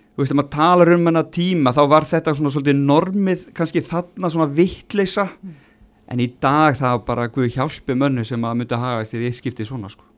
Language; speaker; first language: Icelandic; native; Icelandic